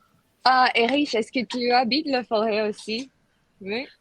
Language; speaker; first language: French; non-native, learner; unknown